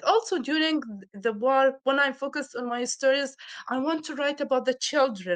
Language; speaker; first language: English; non-native, learner; Arabic